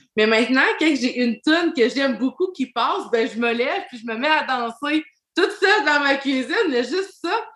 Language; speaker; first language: French; native; French